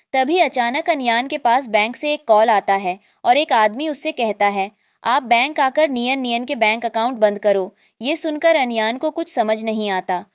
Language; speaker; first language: Hindi; native; Hindi